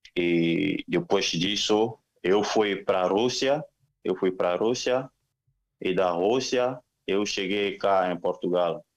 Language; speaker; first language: Portuguese; non-native, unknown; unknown